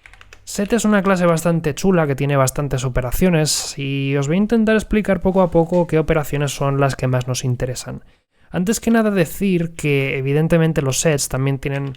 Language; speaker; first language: Spanish; native; Spanish